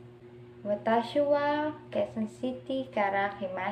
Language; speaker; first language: Japanese; non-native, learner; Filipino